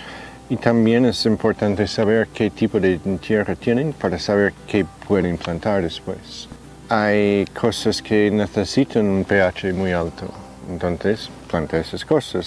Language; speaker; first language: Spanish; non-native, fluent; English